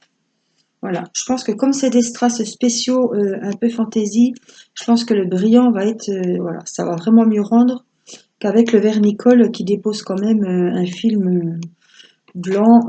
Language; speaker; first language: French; native; French